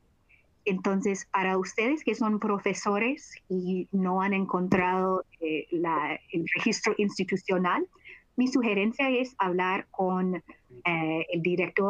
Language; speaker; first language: Spanish; non-native, fluent; English